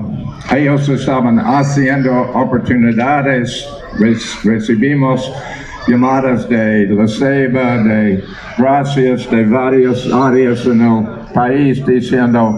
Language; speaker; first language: Spanish; non-native, learner; English